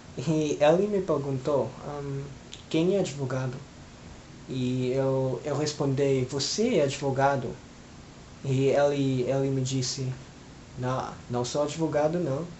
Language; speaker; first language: Portuguese; non-native, fluent; Filipino